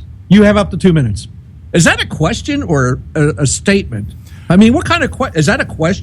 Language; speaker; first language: English; native; English